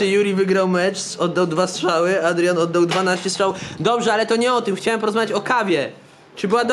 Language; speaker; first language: Polish; native; Polish